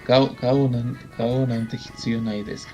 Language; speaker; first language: Japanese; non-native, fluent; Spanish